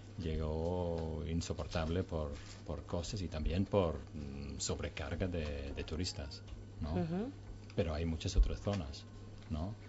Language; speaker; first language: Spanish; non-native, fluent; English